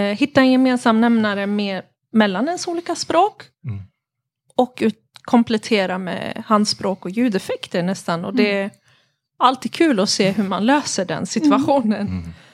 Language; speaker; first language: Swedish; early bilingual, other home language; Persian